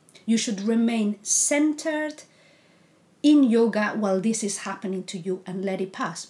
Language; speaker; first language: English; non-native, fluent; Spanish